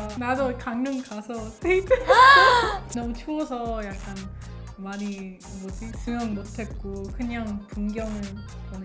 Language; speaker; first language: Korean; non-native, fluent; English